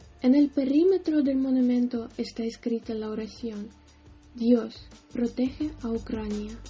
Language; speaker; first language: Spanish; non-native, fluent; Ukrainian